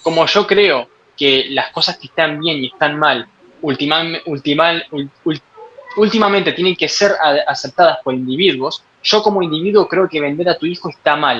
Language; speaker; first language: Spanish; native; Spanish